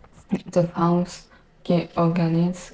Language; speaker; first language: French; non-native, learner; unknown